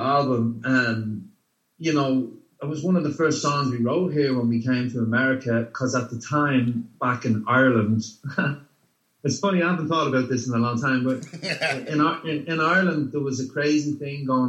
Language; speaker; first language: English; native; English